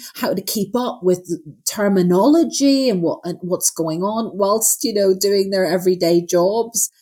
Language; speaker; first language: English; native; English